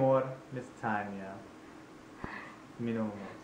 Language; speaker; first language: Spanish; non-native, learner; English